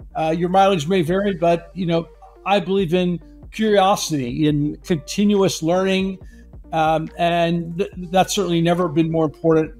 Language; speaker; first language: English; native; English